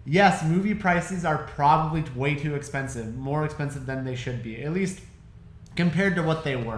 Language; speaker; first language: English; native; English